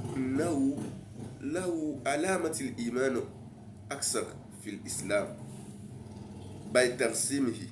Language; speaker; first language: Arabic; non-native, learner; Yoruba